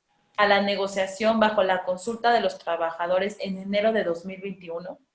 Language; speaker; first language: Spanish; native; Spanish